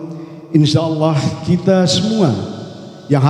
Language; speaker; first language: Indonesian; native; Indonesian